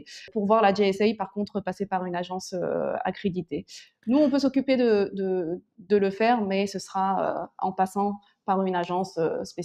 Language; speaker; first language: French; early bilingual, other home language; Korean